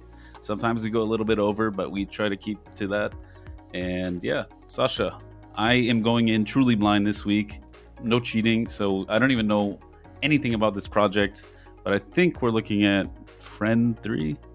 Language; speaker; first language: English; native; English